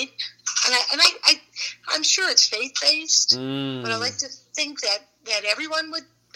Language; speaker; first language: English; native; English